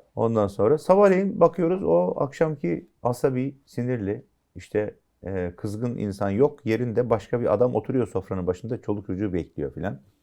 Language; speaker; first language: Turkish; native; Turkish